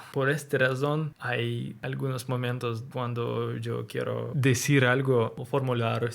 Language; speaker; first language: Spanish; non-native, learner; Russian